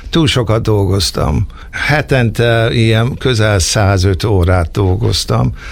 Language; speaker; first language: Hungarian; early bilingual, heritage; Hungarian